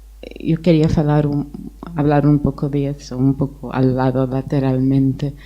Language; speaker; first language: Spanish; non-native, fluent; Portuguese